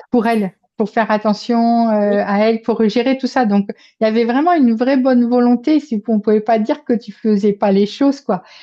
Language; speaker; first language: French; native; French